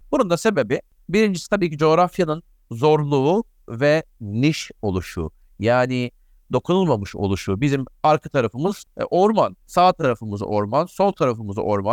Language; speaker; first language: Turkish; native; Turkish